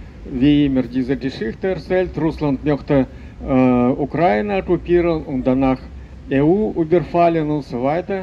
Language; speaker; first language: German; non-native, fluent; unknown